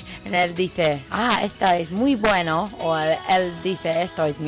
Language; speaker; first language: Spanish; non-native, learner; English